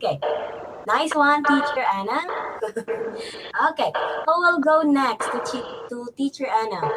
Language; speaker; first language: English; non-native, fluent; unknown